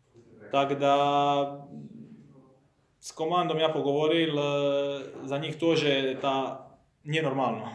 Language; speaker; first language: Russian; non-native, learner; Croatian